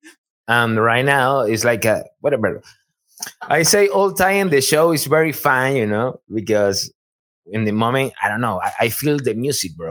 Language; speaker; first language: English; non-native, learner; Spanish